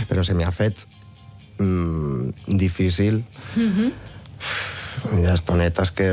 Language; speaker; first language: Catalan; non-native, local second language; Spanish